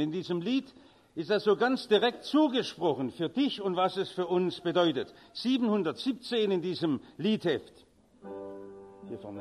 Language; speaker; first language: German; native; German